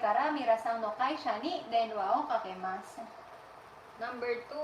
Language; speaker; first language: Japanese; non-native, fluent; Filipino